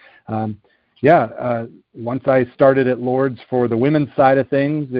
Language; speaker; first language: English; native; English